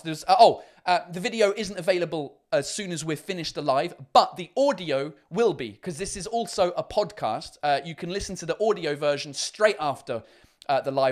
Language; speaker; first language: English; native; English